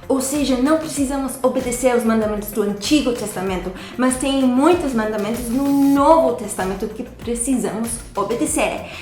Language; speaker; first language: Portuguese; non-native, fluent; English